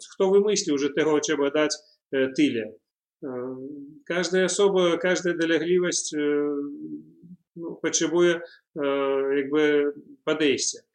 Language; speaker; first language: Polish; non-native, learner; Belarusian